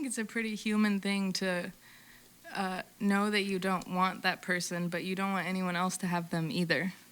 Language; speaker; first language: English; native; English